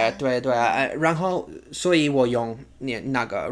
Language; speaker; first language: Chinese; non-native, learner; English